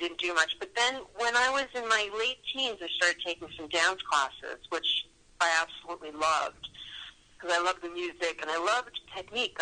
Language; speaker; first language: English; native; English